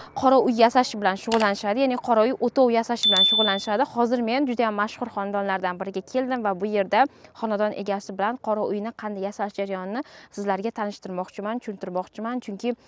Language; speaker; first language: Uzbek; native; Uzbek